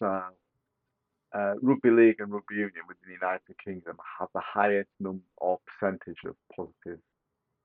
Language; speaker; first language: English; native; English